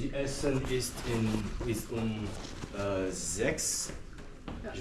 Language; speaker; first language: German; non-native, local second language; French